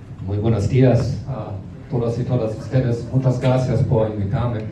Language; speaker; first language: Spanish; non-native, fluent; German